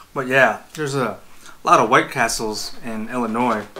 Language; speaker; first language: English; native; English